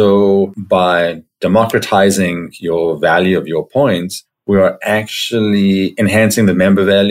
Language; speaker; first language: English; native; English